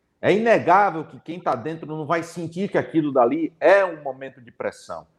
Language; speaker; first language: Portuguese; native; Portuguese